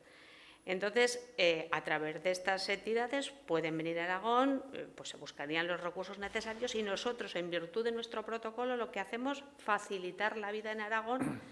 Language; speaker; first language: Spanish; native; Spanish